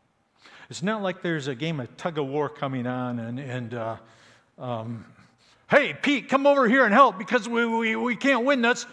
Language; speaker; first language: English; native; English